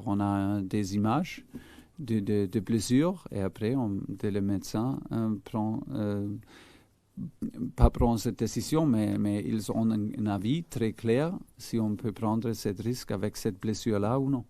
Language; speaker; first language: French; non-native, fluent; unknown